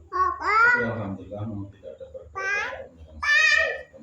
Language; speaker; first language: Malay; non-native, local second language; Javanese